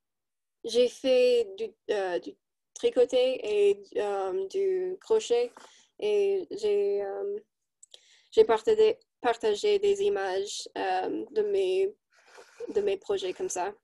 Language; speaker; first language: French; non-native, learner; English